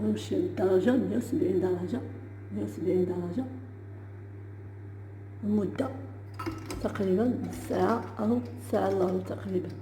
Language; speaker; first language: Arabic; native; Arabic